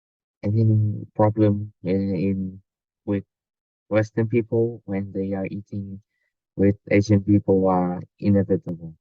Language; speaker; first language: English; non-native, learner; Vietnamese